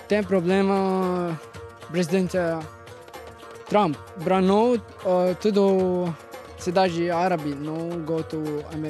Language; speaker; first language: Portuguese; non-native, learner; Arabic